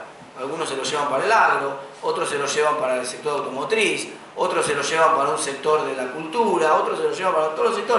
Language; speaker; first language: Spanish; native; Spanish